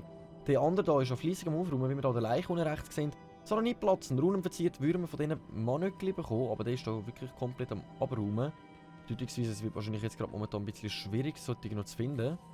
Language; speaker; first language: German; native; German